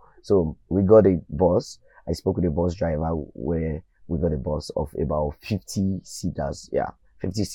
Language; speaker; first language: English; non-native, local second language; Yoruba